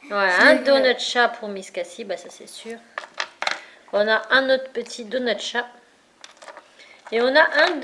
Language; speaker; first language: French; native; French